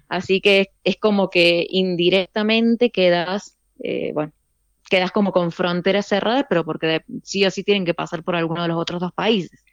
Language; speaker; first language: Spanish; native; Spanish